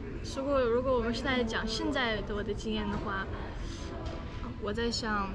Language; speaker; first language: Chinese; early bilingual, other home language; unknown